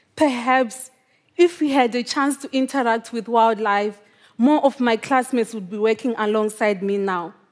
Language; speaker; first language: English; non-native, local second language; Shona